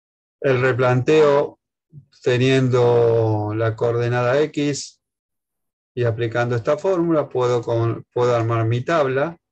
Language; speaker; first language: Spanish; native; Spanish